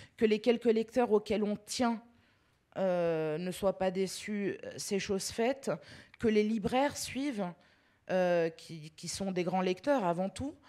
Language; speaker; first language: French; early bilingual, other home language; Arabic